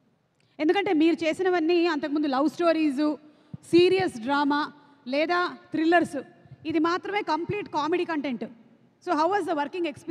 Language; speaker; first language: Telugu; native; Telugu